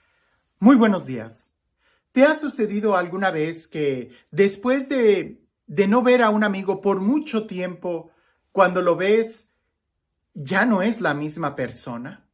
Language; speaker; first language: Spanish; native; Spanish